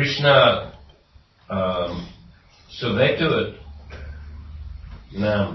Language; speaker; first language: Russian; non-native, fluent; English